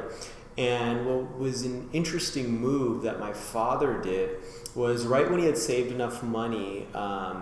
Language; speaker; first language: English; native; English